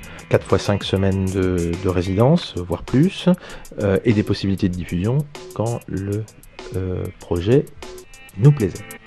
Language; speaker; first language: French; native; French